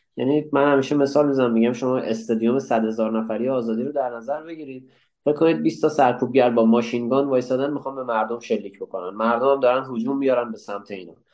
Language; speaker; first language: Persian; native; Persian